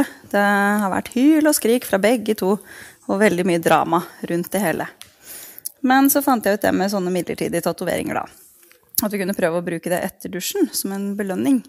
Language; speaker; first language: Norwegian; native; Norwegian